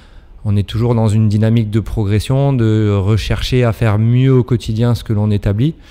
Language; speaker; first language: French; native; French